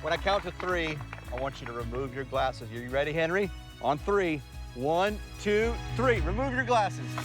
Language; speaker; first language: English; native; English